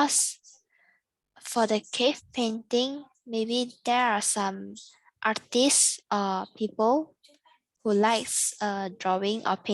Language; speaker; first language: English; non-native, learner; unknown